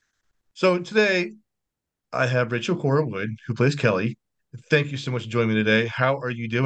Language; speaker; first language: English; native; English